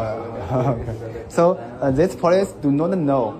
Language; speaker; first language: English; non-native, learner; Chinese